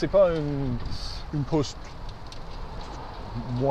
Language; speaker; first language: French; early bilingual, heritage; English